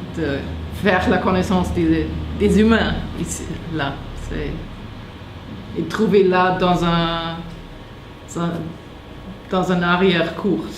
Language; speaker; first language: French; non-native, fluent; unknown